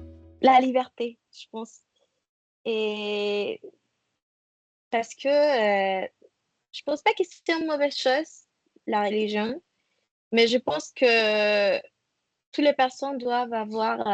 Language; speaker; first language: French; non-native, fluent; Spanish